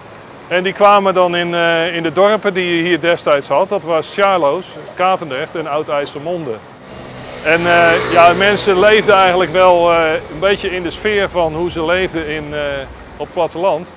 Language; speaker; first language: Dutch; native; Dutch